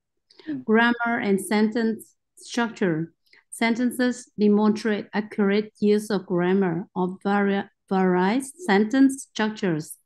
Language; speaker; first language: English; non-native, learner; Vietnamese